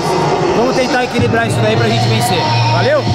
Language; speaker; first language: Portuguese; native; Portuguese